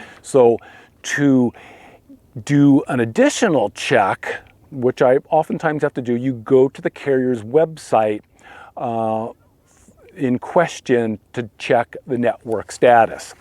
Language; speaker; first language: English; native; English